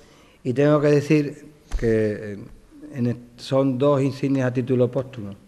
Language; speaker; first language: Spanish; native; Spanish